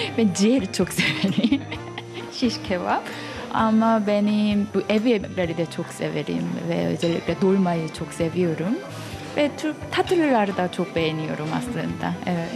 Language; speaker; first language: Turkish; non-native, fluent; Korean